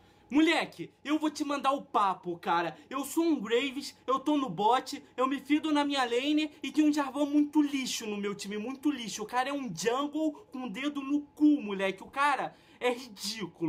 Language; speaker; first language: Portuguese; native; Portuguese